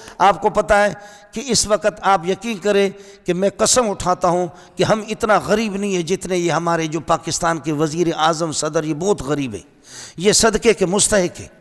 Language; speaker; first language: Urdu; non-native, local second language; Brahui